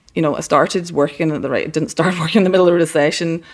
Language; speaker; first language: English; native; English